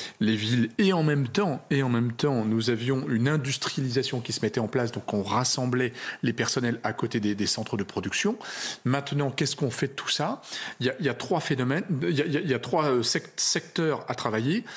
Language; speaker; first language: French; native; French